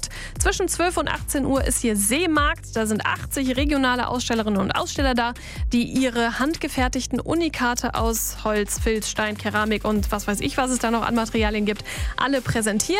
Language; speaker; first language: German; native; German